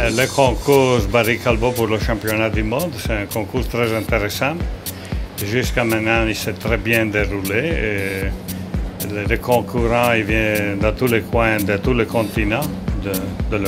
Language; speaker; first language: French; non-native, fluent; Italian